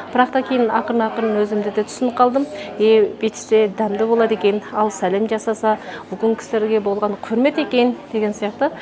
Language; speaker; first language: Kazakh; non-native, local second language; Uyghur